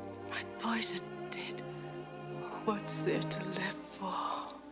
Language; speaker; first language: English; non-native, learner; Italian